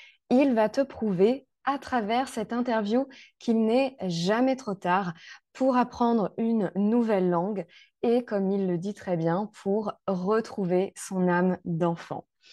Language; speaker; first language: French; native; French